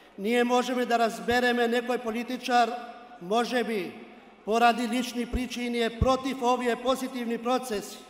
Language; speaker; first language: Macedonian; non-native, local second language; Albanian